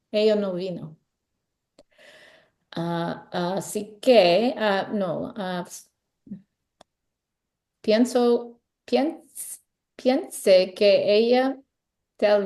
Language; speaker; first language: Spanish; non-native, learner; English